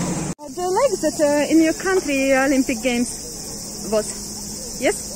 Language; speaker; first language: English; non-native, learner; Russian